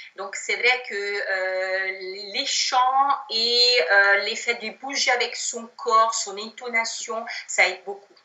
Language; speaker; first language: French; non-native, fluent; Italian